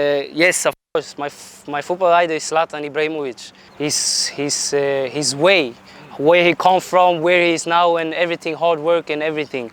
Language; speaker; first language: English; non-native, fluent; Swedish